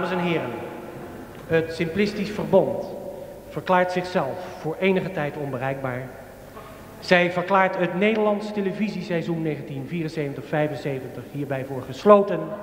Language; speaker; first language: Dutch; native; Dutch